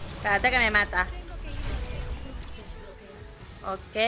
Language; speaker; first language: Spanish; native; Spanish